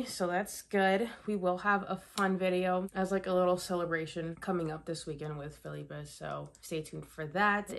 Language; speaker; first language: English; native; English